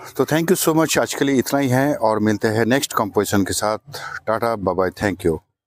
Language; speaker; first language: Hindi; non-native, local second language; Bangla